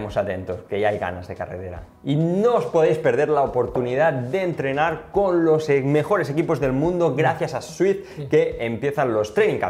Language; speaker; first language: Spanish; native; Spanish